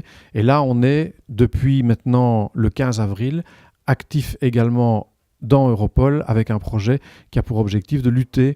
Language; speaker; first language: French; native; French